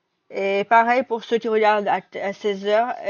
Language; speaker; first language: French; native; French